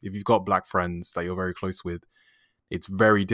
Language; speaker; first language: English; native; English